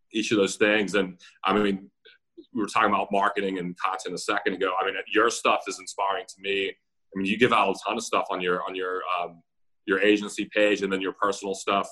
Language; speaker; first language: English; native; English